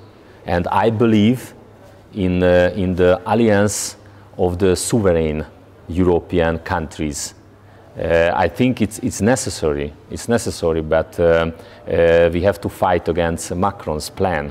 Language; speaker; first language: English; non-native, learner; Hungarian